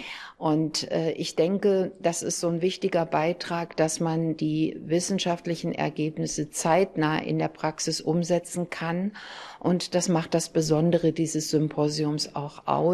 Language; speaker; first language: German; native; German